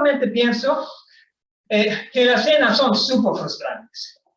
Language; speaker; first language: Spanish; non-native, fluent; Swedish